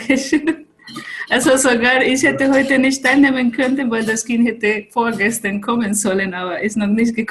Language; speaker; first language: German; non-native, fluent; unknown